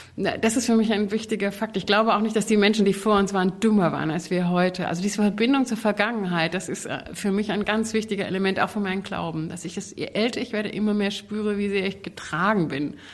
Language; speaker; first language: German; native; German